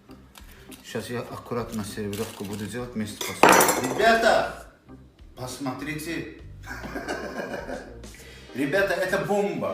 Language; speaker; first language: Russian; non-native, local second language; Azerbaijani